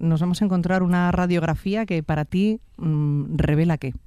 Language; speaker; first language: Spanish; native; Spanish